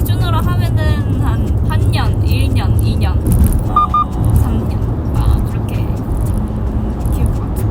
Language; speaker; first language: Korean; non-native, fluent; Japanese